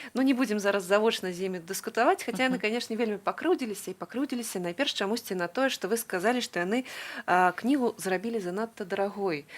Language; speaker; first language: Belarusian; native; Belarusian